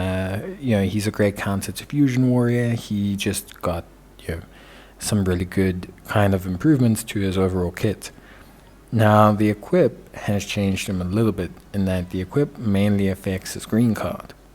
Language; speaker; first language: English; native; English